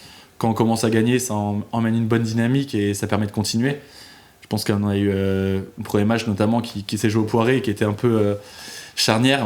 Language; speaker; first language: French; native; French